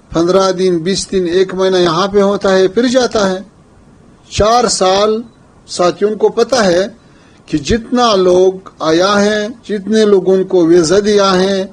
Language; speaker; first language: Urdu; non-native, fluent; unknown